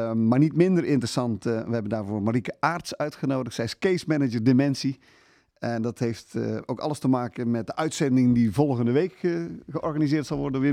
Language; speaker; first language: Dutch; native; Dutch